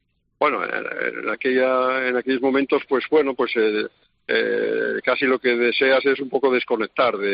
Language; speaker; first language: Spanish; native; Spanish